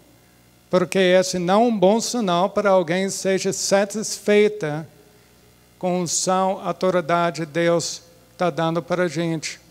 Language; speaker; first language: Portuguese; non-native, fluent; English